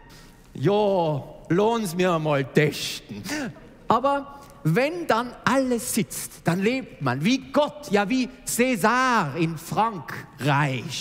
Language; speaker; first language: German; native; German